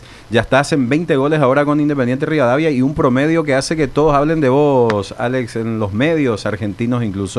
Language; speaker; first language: Spanish; native; Spanish